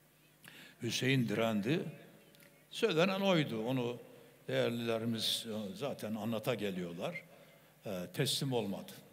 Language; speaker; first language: Turkish; native; Turkish